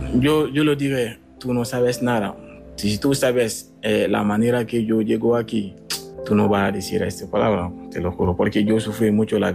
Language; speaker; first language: Spanish; non-native, learner; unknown